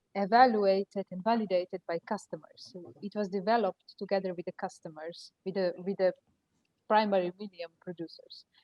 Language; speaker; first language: English; non-native, fluent; Slovenian